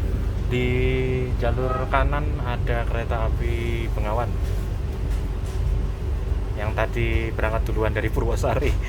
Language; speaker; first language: Indonesian; native; Indonesian